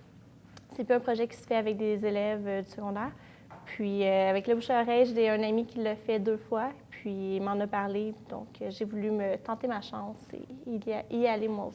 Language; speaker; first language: French; native; French